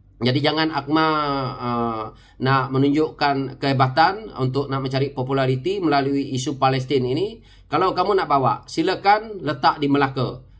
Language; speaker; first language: Malay; non-native, local second language; Iban